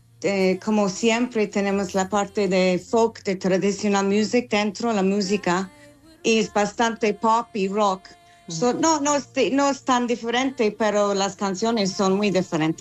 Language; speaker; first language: Spanish; non-native, learner; English